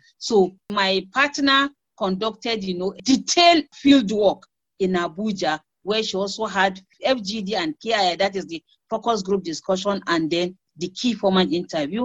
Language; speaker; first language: English; non-native, local second language; Hausa